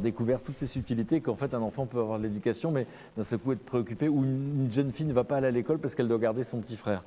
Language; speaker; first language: French; native; French